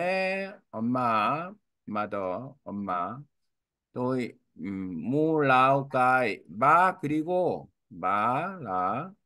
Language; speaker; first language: Vietnamese; non-native, learner; Korean